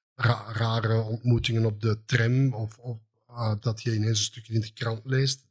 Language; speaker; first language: Dutch; native; Dutch